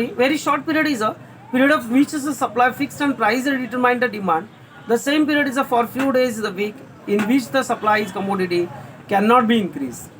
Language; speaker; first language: English; non-native, local second language; Marathi